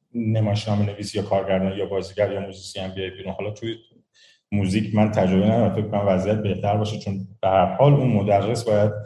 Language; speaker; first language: Persian; native; Persian